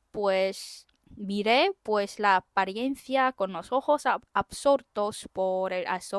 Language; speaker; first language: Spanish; non-native, fluent; Korean